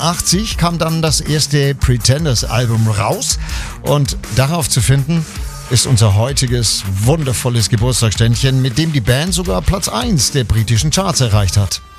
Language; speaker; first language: German; native; German